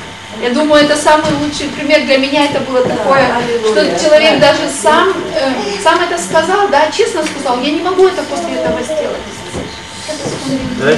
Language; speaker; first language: Russian; native; Russian